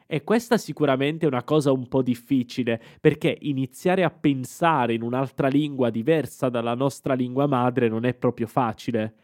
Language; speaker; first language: Italian; native; Italian